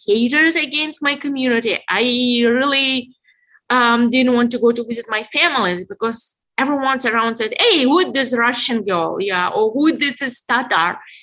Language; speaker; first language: English; non-native, fluent; Uzbek